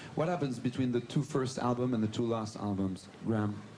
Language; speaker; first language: English; non-native, fluent; French